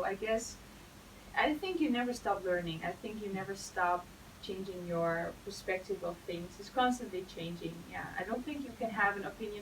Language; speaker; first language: English; non-native, fluent; Dutch